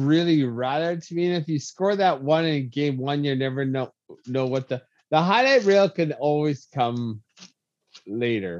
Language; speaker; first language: English; native; English